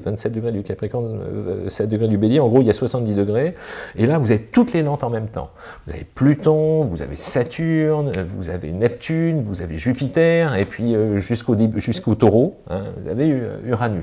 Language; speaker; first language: French; native; French